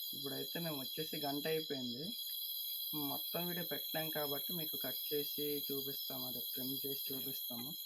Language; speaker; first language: Telugu; non-native, local second language; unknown